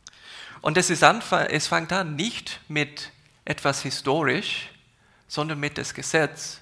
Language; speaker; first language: German; non-native, fluent; English